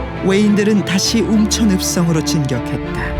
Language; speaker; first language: Korean; native; Korean